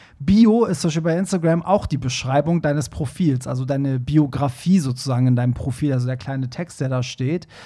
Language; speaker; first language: German; early bilingual, other home language; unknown